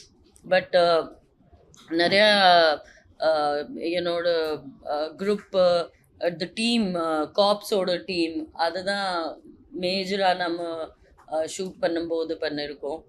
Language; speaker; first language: Tamil; non-native, fluent; Hindi